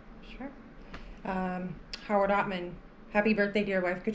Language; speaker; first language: English; native; English